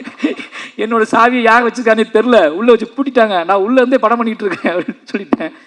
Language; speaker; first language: Tamil; native; Tamil